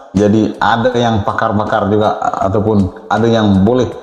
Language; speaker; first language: Malay; native; Malay